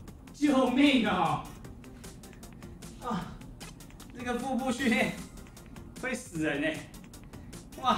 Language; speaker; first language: Chinese; native; Chinese